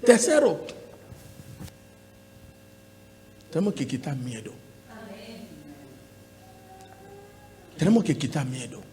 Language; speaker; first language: Spanish; non-native, learner; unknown